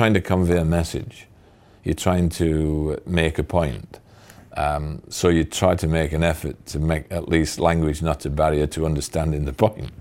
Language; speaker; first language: English; native; English